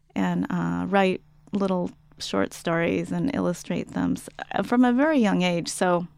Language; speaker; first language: English; native; English